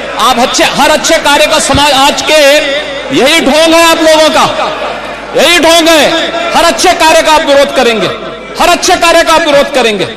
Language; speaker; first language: Hindi; native; Hindi